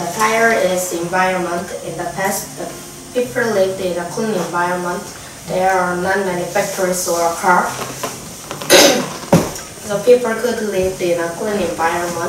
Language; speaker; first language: English; non-native, learner; Korean